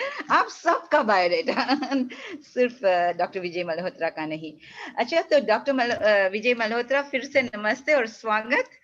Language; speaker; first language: Hindi; early bilingual, heritage; Hindi